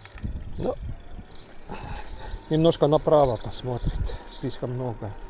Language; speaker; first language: Russian; non-native, local second language; Estonian